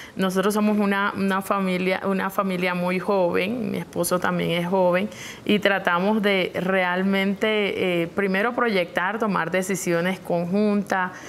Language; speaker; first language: Spanish; non-native, local second language; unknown